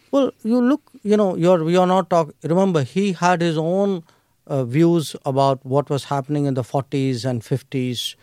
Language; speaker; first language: English; non-native, local second language; Hindi